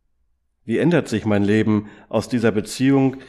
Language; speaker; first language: German; native; German